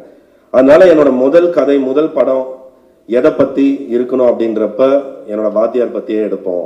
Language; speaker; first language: Tamil; native; Tamil